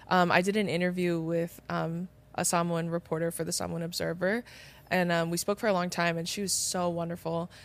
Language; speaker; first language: English; native; English